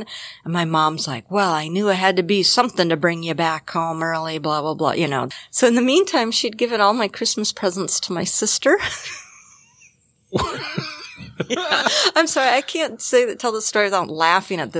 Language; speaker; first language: English; native; English